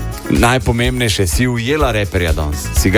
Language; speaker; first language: Slovenian; native; Slovenian